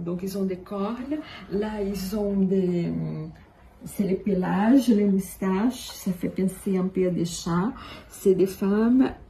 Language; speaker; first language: French; non-native, fluent; Portuguese